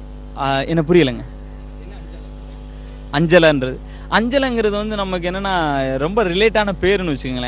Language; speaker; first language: Tamil; native; Tamil